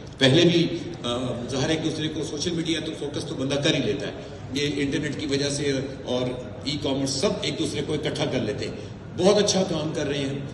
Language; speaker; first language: Urdu; early bilingual, heritage; Urdu